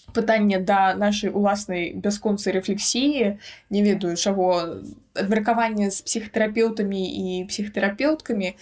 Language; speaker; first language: Belarusian; non-native, local second language; Russian